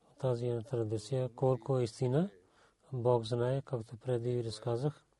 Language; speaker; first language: Bulgarian; non-native, learner; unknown